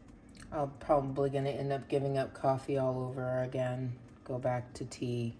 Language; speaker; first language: English; native; English